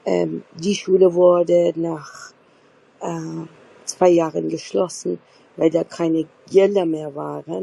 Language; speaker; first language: German; non-native, fluent; Persian